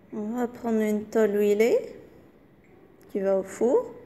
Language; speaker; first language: French; non-native, local second language; Arabic